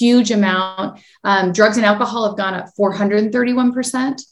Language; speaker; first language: English; native; English